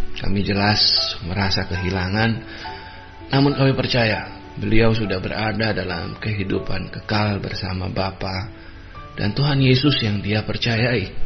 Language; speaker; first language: Indonesian; native; Indonesian